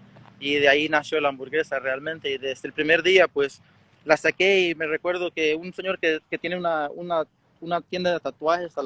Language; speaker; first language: Spanish; early bilingual, heritage; Spanish